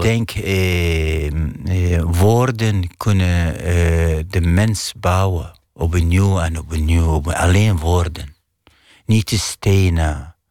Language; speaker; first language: Dutch; non-native, fluent; Arabic